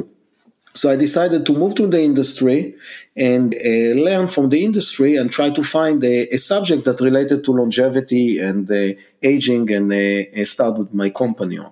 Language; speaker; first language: English; non-native, fluent; Hebrew